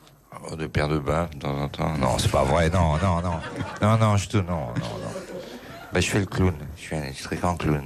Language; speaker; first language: French; native; French